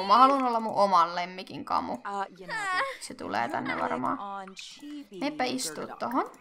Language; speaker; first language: Finnish; native; Finnish